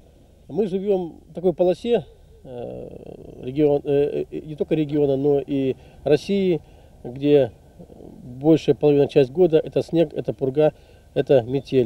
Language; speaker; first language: Russian; native; Russian